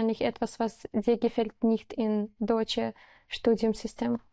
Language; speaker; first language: German; non-native, learner; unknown